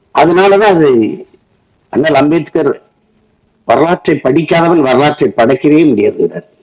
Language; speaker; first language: Tamil; native; Tamil